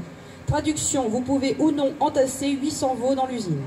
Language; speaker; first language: French; native; French